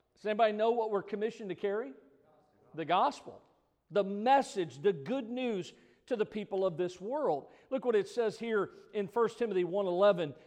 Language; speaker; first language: English; native; English